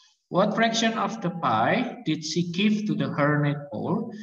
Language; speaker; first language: English; non-native, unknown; Indonesian